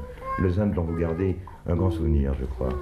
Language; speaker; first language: French; native; French